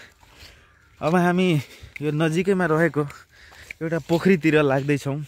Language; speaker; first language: Nepali; non-native, local second language; Maithili